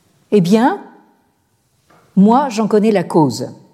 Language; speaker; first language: French; native; French